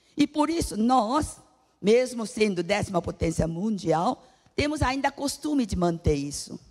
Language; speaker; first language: Portuguese; non-native, fluent; Korean